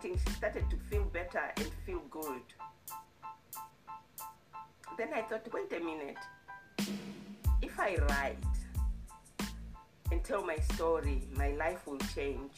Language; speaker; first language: English; non-native, local second language; Shona